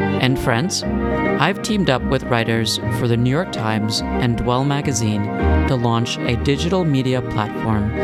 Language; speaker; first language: English; native; English